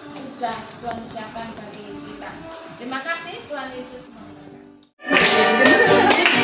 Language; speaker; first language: Indonesian; native; Indonesian